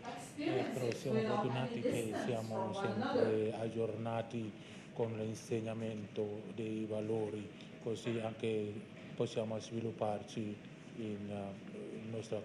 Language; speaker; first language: Italian; non-native, learner; Indonesian